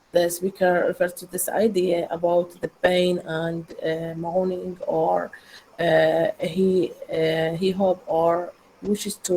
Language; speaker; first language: English; non-native, learner; Arabic